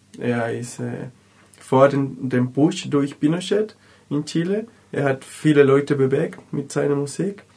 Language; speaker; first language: German; non-native, learner; Spanish